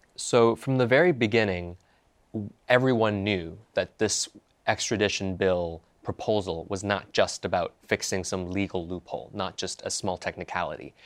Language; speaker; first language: English; non-native, local second language; Cantonese